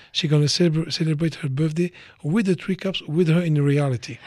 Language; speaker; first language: English; non-native, fluent; French